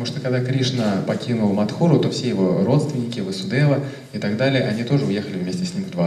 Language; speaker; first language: Russian; native; Russian